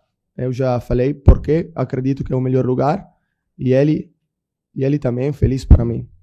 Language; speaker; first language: Portuguese; non-native, fluent; Italian